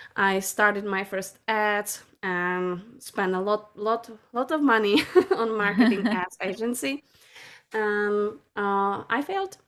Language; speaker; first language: English; non-native, fluent; Czech